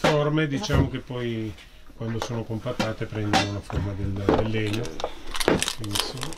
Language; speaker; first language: Italian; native; Italian